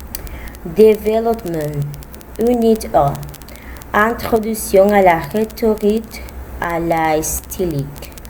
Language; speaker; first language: French; non-native, learner; Spanish